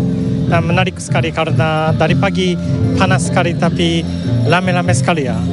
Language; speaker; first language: Indonesian; non-native, learner; Japanese